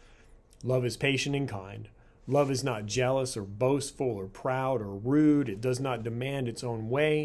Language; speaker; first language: English; native; English